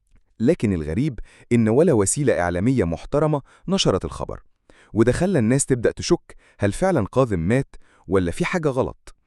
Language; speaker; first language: Arabic; native; Arabic